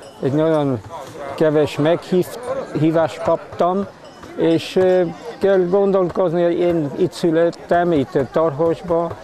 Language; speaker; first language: Hungarian; early bilingual, heritage; Hungarian